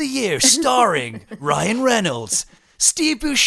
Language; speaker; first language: English; native; English